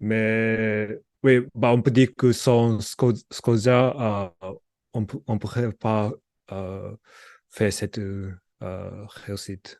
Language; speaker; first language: French; non-native, learner; Japanese